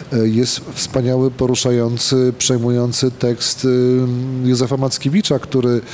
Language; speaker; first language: Polish; native; Polish